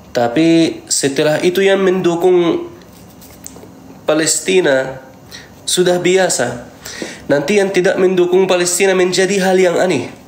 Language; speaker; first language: Indonesian; non-native, fluent; Arabic